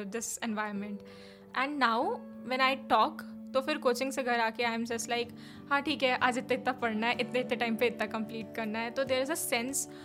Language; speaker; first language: Hindi; native; Hindi